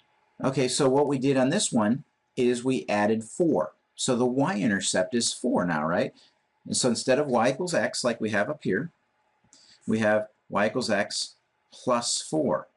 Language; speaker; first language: English; native; English